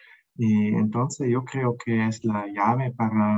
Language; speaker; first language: Spanish; non-native, fluent; German